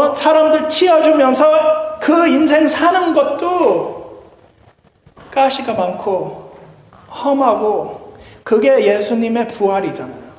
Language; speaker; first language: Korean; native; Korean